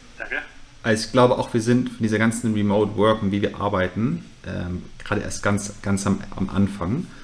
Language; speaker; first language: German; native; German